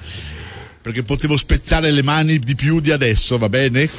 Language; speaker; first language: Italian; native; Italian